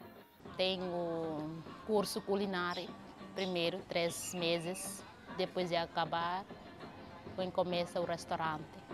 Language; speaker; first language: Portuguese; non-native, learner; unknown